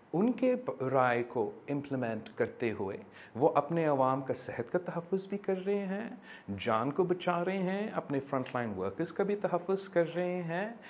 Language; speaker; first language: Urdu; non-native, local second language; English